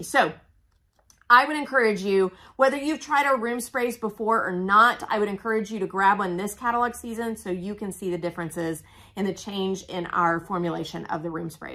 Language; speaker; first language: English; native; English